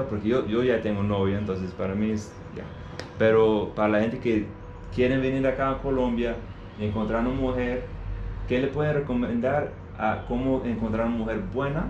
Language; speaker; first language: Spanish; non-native, learner; English